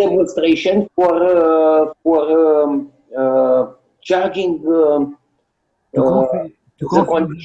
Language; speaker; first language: English; non-native, learner; Romanian